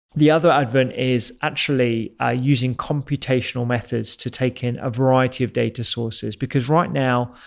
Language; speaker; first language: English; native; English